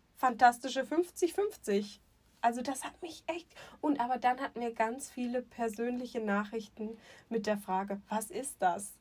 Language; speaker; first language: German; native; German